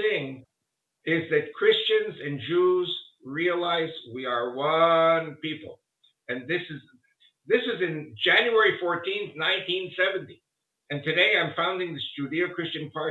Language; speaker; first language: English; early bilingual, other home language; Spanish